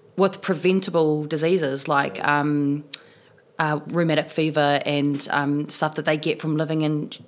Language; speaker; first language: English; native; English